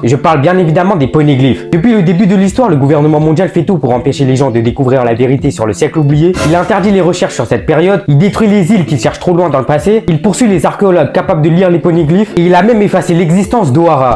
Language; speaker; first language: French; native; French